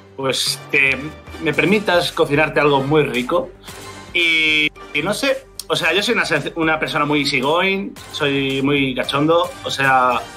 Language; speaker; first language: Spanish; native; Spanish